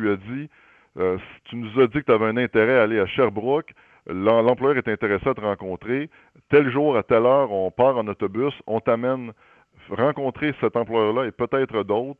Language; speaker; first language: French; native; French